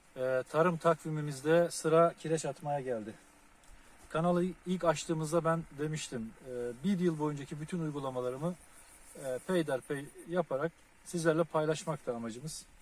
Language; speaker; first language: Turkish; native; Turkish